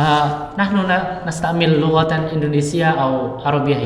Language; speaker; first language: Arabic; non-native, learner; Indonesian